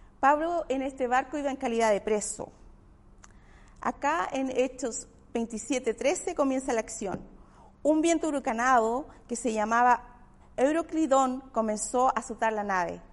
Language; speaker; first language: Spanish; native; Spanish